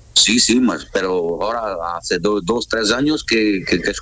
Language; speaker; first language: Spanish; non-native, learner; Portuguese